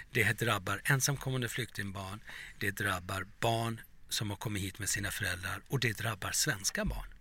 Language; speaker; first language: Swedish; early bilingual, other home language; Turoyo